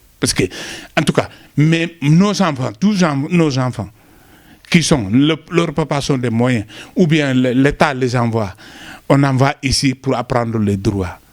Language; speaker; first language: French; non-native, local second language; Wolof